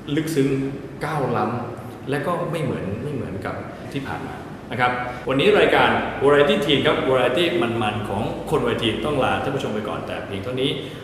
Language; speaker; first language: Thai; native; Thai